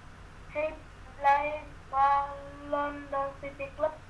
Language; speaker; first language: English; non-native, learner; Vietnamese